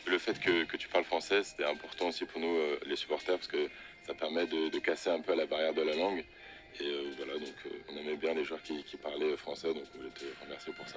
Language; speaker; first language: French; native; French